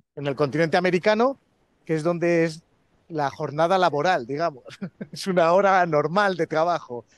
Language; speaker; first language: Spanish; native; Spanish